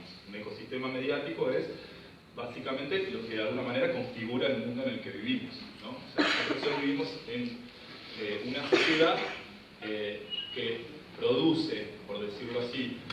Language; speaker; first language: Spanish; native; Spanish